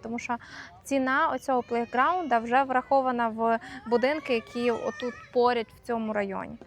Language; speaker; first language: Ukrainian; native; Ukrainian